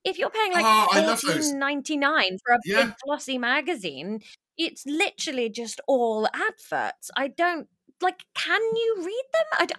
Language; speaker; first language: English; native; English